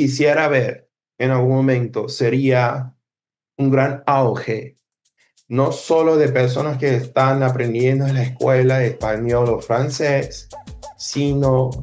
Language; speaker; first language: Spanish; non-native, fluent; English